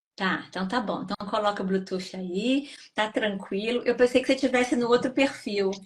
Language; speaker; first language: Portuguese; native; Portuguese